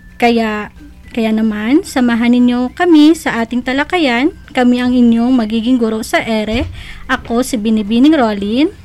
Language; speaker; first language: Filipino; non-native, local second language; Hiligaynon